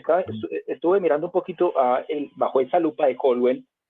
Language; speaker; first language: Spanish; native; Spanish